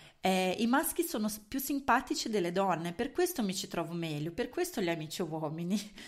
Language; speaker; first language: Italian; native; Italian